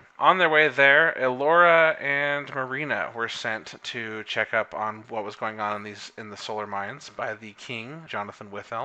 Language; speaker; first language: English; native; English